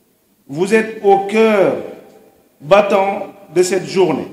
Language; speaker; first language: French; non-native, local second language; Wolof